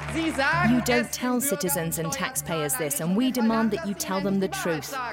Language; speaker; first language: English; non-native, fluent; Turkish